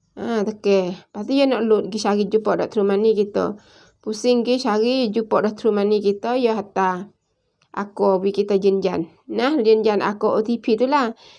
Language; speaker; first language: Malay; native; Malay